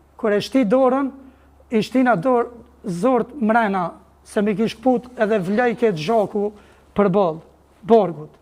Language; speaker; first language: Albanian; native; Albanian